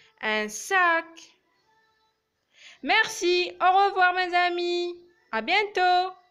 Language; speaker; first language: French; non-native, local second language; Arabic